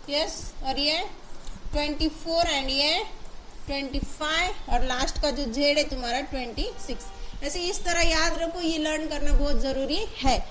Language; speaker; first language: Hindi; non-native, local second language; Marathi